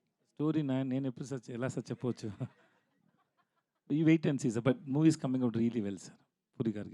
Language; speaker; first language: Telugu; non-native, learner; Tamil